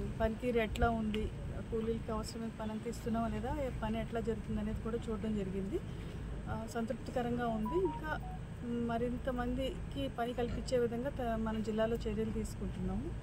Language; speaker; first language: Telugu; native; Telugu